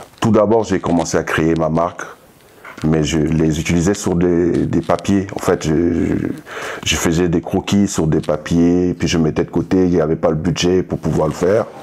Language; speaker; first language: French; non-native, local second language; Sango